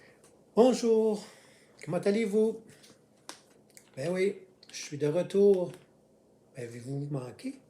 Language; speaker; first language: French; native; French